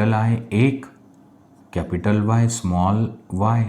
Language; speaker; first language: Hindi; non-native, local second language; Marathi